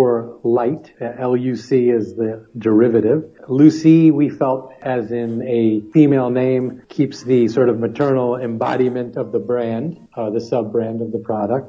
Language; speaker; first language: English; native; English